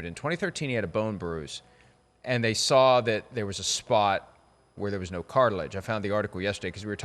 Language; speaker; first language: English; native; English